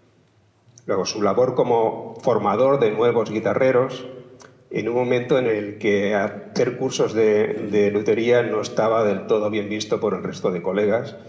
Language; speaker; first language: Spanish; native; Spanish